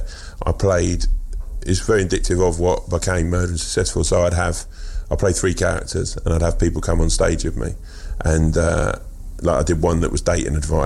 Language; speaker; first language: English; native; English